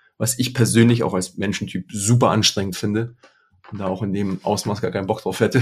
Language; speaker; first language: German; early bilingual, other home language; Russian